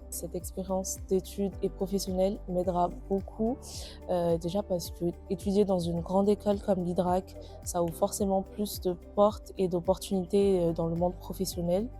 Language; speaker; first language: French; non-native, local second language; Malagasy